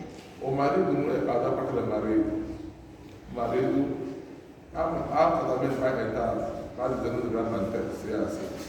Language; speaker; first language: Portuguese; non-native, learner; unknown